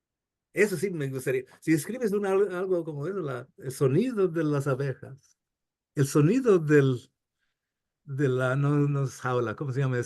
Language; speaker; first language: Spanish; non-native, fluent; English